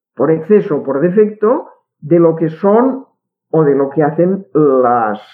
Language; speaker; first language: Spanish; non-native, local second language; Catalan